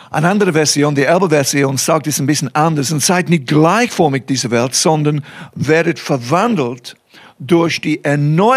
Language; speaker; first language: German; non-native, fluent; English